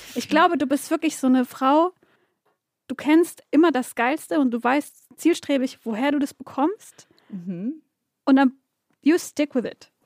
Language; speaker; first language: German; native; German